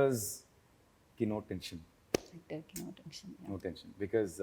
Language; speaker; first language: Telugu; non-native, learner; Tamil